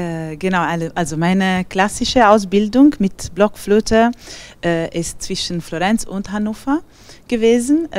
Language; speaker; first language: German; non-native, fluent; Italian